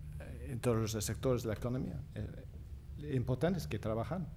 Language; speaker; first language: Spanish; non-native, fluent; English